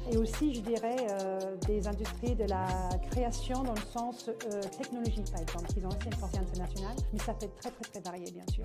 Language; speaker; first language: French; non-native, fluent; English